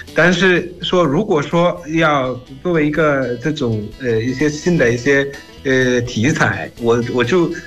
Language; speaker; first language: Chinese; non-native, fluent; Shona